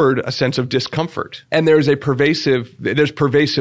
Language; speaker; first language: English; native; English